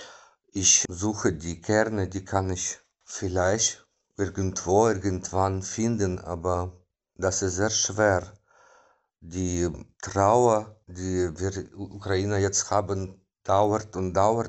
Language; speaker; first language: German; non-native, fluent; Ukrainian